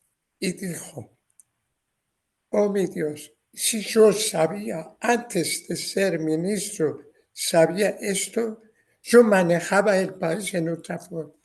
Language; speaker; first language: Spanish; non-native, fluent; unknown